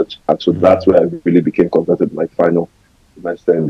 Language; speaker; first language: English; non-native, local second language; Yoruba